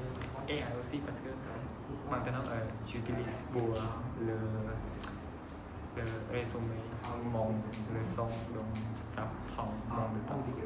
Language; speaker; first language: French; non-native, learner; Khmer